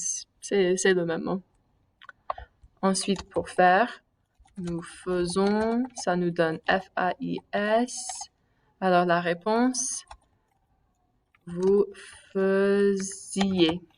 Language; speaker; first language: French; non-native, fluent; English